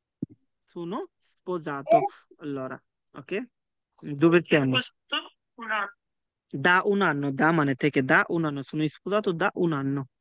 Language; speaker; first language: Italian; non-native, fluent; Bangla